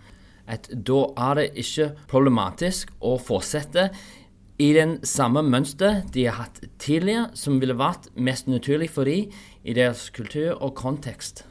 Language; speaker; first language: Norwegian; non-native, fluent; English